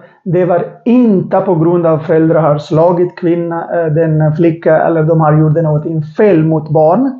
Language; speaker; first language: Swedish; non-native, learner; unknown